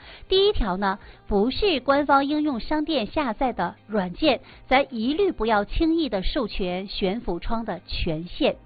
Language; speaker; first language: Chinese; native; Chinese